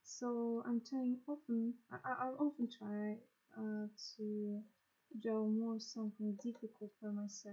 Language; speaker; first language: English; non-native, learner; Russian